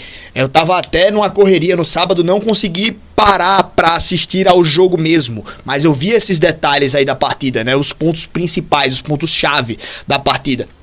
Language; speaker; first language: Portuguese; native; Portuguese